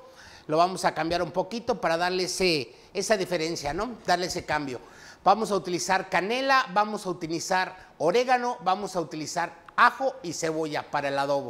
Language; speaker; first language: Spanish; native; Spanish